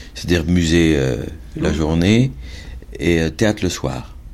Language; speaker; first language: French; native; French